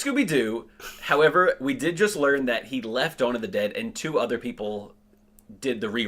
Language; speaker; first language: English; native; English